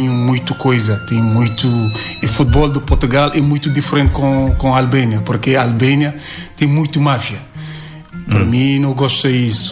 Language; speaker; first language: Portuguese; non-native, learner; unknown